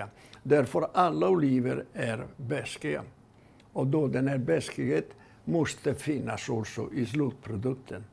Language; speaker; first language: Swedish; non-native, fluent; Italian